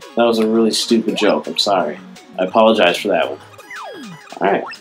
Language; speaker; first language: English; native; English